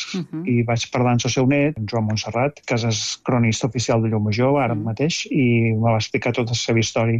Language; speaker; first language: Catalan; native; Catalan